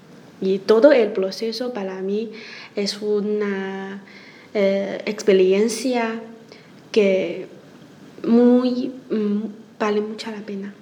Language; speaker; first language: Spanish; non-native, learner; Chinese